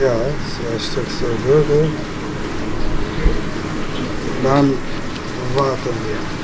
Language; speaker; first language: German; non-native, learner; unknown